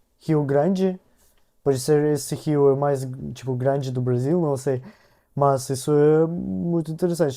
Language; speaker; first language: Portuguese; non-native, learner; Russian